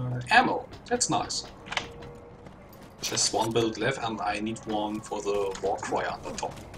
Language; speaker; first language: English; non-native, learner; German